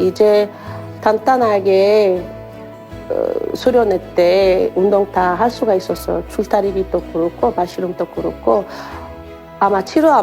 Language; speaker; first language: Korean; non-native, learner; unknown